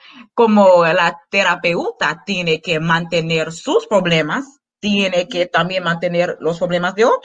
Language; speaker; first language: Spanish; non-native, learner; English